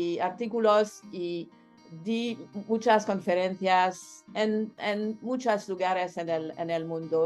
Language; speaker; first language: Spanish; non-native, learner; French